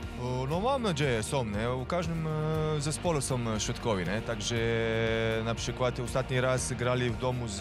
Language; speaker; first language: Polish; non-native, learner; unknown